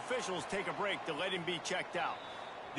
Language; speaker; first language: English; native; English